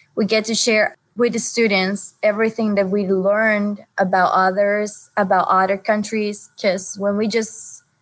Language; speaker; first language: English; non-native, fluent; Spanish